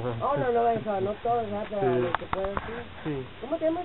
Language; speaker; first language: Spanish; native; Spanish